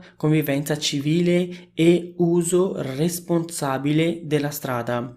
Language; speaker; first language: Italian; non-native, fluent; Urdu